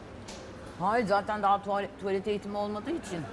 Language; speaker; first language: Turkish; native; Turkish